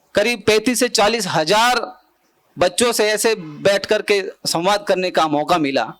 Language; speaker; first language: Hindi; non-native, local second language; Bhili